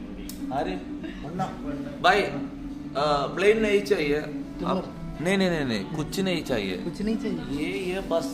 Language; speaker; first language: Hindi; non-native, local second language; Malayalam